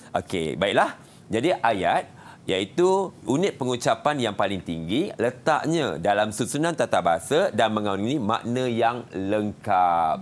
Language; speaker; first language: Malay; native; Malay